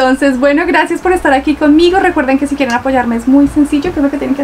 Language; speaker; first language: Spanish; native; Spanish